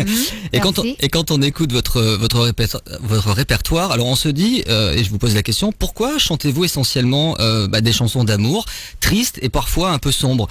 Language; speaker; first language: French; native; French